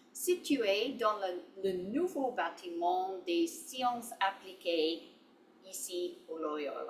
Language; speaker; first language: French; non-native, learner; English